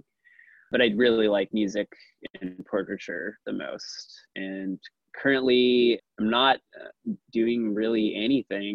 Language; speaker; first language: English; native; English